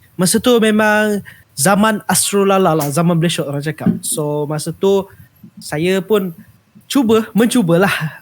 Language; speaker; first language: Malay; non-native, local second language; Iban